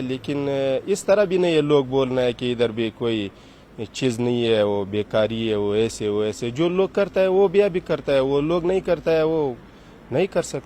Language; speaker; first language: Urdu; non-native, learner; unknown